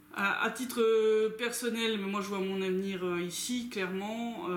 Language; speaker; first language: French; native; French